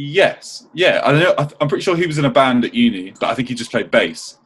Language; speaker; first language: English; native; English